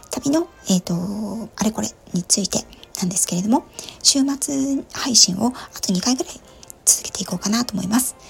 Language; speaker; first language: Japanese; native; Japanese